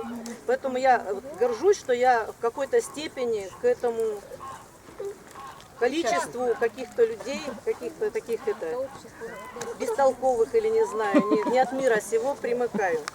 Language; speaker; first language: Russian; native; Russian